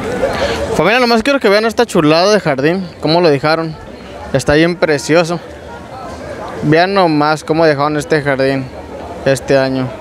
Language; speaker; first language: Spanish; native; Spanish